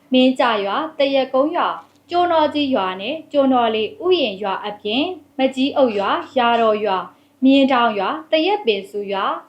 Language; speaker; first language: Burmese; native; Burmese